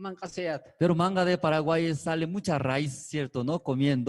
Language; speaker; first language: Spanish; non-native, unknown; Korean